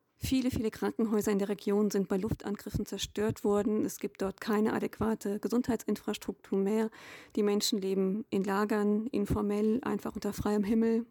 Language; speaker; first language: German; native; German